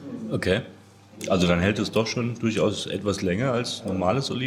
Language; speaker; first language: German; native; German